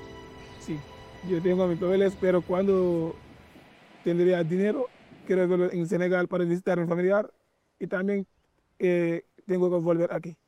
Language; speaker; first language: Spanish; non-native, learner; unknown